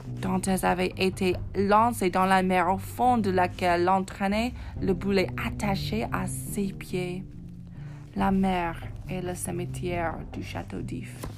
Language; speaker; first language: French; non-native, fluent; English